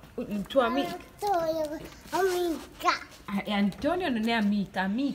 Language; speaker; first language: Italian; non-native, fluent; Swahili